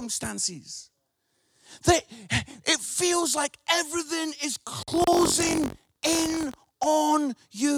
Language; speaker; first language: English; native; English